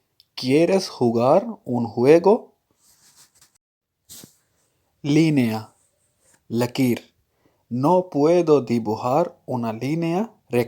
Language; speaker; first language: Spanish; non-native, fluent; Urdu